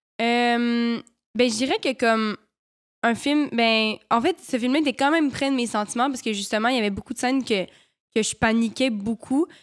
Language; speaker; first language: French; native; French